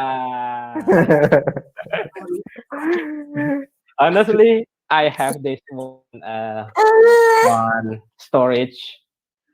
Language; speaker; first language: English; non-native, learner; Indonesian